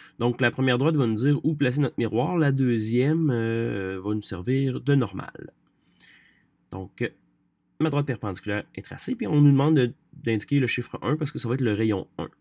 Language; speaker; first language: French; native; French